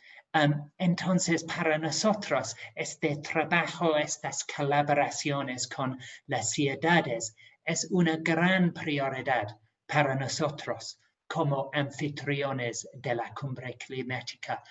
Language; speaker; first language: Spanish; non-native, fluent; English